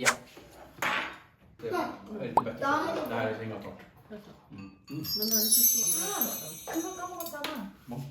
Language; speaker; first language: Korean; non-native, learner; Swedish